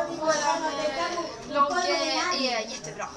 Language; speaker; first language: Swedish; early bilingual, other home language; Spanish